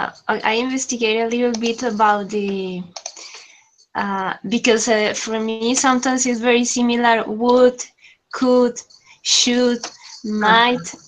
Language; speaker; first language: English; non-native, learner; Spanish